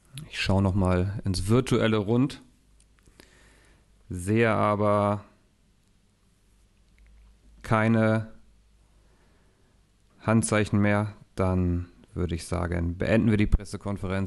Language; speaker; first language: German; native; German